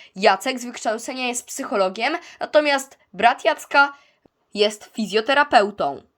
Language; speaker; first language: Polish; native; Polish